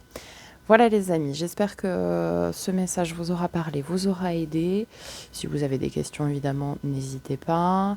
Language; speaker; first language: French; native; French